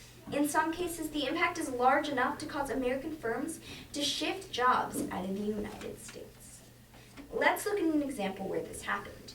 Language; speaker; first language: English; native; English